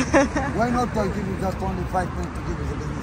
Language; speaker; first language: English; non-native, learner; Arabic